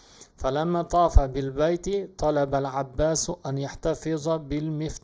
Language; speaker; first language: Arabic; non-native, fluent; Uzbek